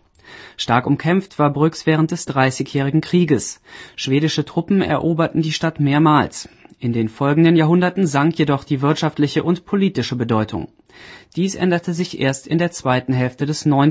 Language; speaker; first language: German; native; German